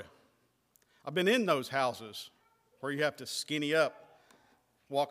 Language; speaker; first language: English; native; English